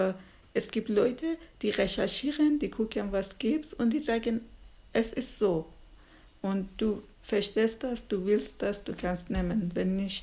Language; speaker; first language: German; non-native, learner; Persian